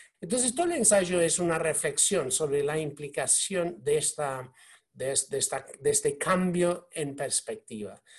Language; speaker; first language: Spanish; non-native, fluent; English